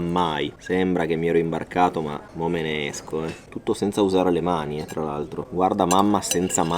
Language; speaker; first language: Italian; native; Italian